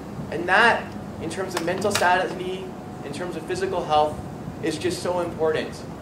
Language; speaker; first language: English; native; English